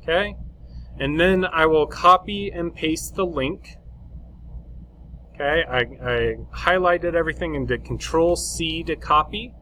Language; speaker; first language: English; native; English